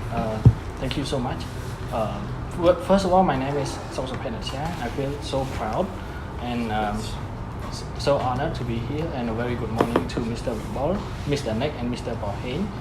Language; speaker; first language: English; non-native, fluent; Khmer